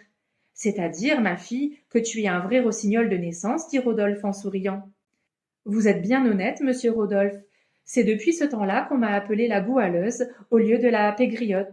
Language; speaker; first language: French; native; French